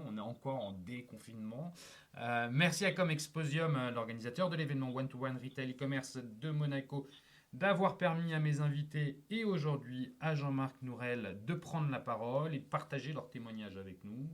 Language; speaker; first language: French; native; French